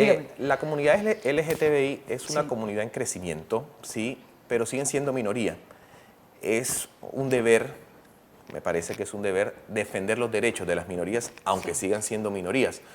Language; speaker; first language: Spanish; native; Spanish